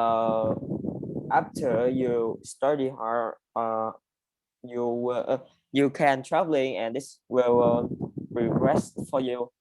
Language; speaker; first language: English; non-native, learner; Vietnamese